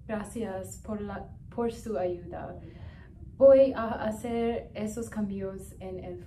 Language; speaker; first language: Spanish; non-native, learner; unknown